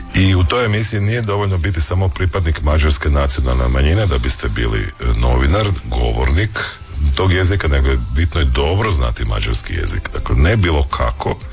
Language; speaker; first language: Croatian; native; Croatian